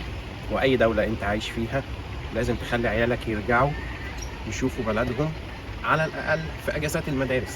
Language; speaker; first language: Arabic; native; Arabic